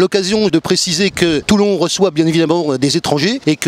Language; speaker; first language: French; native; French